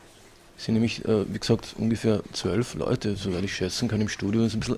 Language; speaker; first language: German; native; German